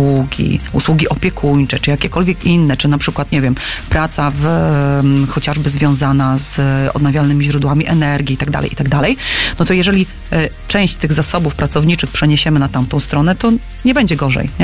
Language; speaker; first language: Polish; native; Polish